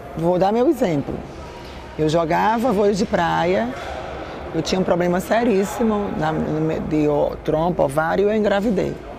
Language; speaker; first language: Portuguese; native; Portuguese